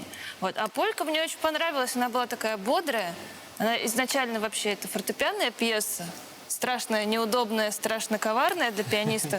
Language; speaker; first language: Russian; native; Russian